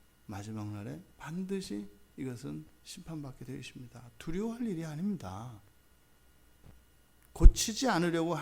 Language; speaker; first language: Korean; native; Korean